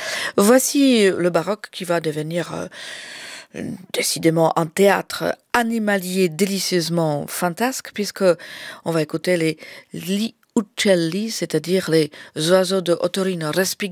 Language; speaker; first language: French; native; French